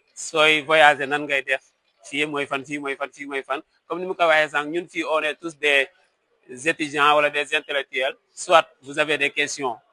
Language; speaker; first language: Wolof; non-native, local second language; Serer